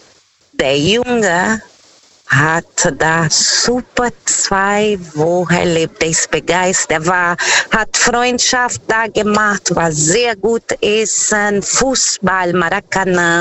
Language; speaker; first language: German; non-native, fluent; Portuguese